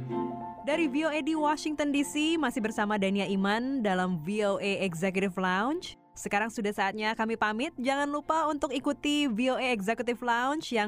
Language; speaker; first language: Indonesian; native; Indonesian